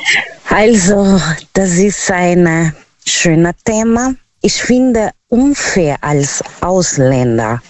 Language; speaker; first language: German; non-native, learner; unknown